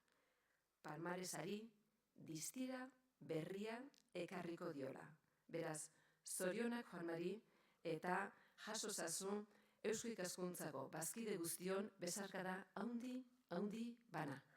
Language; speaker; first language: Basque; native; Basque